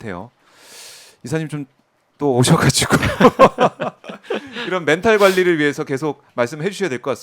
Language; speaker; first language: Korean; native; Korean